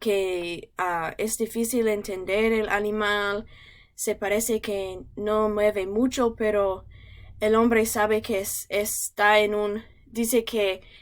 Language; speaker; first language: Spanish; non-native, learner; English